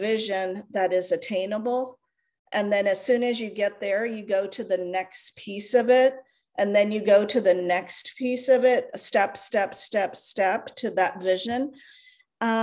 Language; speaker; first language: English; non-native, local second language; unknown